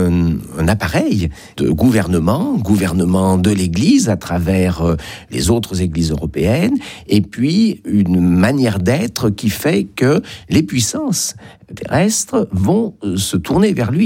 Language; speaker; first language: French; native; French